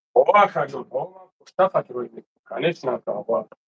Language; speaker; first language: Russian; non-native, learner; Tajik